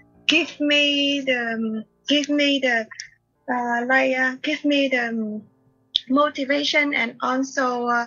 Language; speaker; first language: English; non-native, learner; Vietnamese